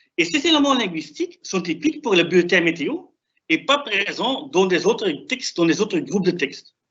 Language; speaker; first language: French; non-native, fluent; German